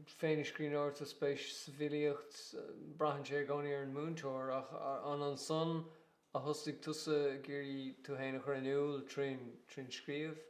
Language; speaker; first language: Irish; native; Irish